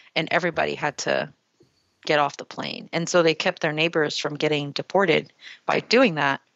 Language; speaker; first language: English; early bilingual, other home language; Spanish